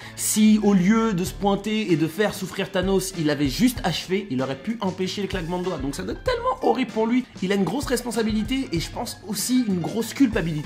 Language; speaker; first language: French; native; French